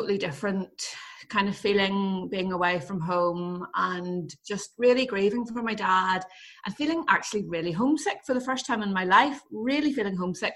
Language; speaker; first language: English; native; English